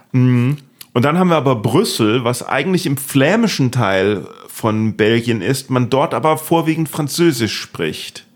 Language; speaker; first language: German; native; German